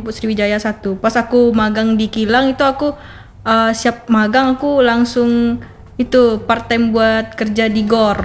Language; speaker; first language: Indonesian; native; Indonesian